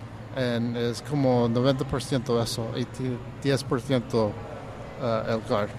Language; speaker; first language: Spanish; early bilingual, heritage; English